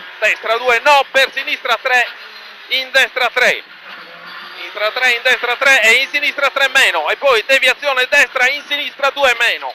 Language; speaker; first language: Italian; native; Italian